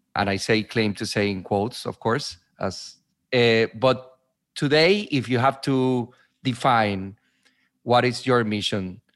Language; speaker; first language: English; non-native, fluent; Spanish